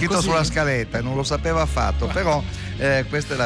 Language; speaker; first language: Italian; native; Italian